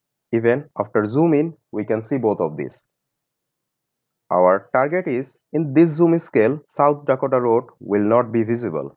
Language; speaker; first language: English; non-native, local second language; Bangla